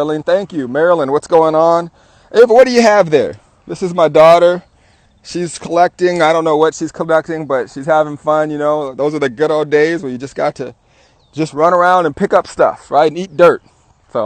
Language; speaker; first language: English; native; English